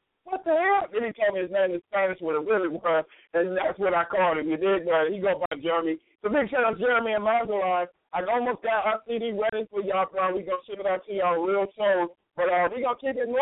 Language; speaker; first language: English; native; English